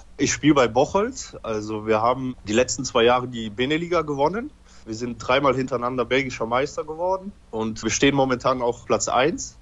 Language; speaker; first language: German; early bilingual, other home language; Polish